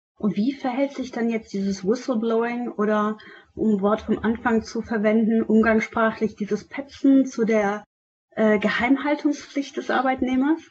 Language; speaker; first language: German; native; German